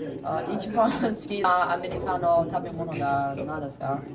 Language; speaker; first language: Japanese; non-native, learner; English